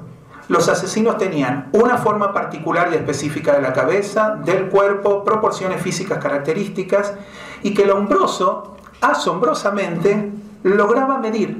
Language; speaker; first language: Spanish; native; Spanish